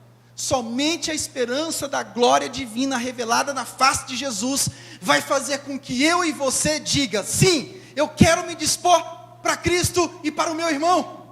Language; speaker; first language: Portuguese; native; Portuguese